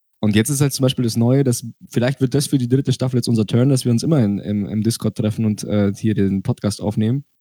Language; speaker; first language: German; early bilingual, other home language; Russian